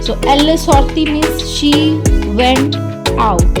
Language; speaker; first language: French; non-native, fluent; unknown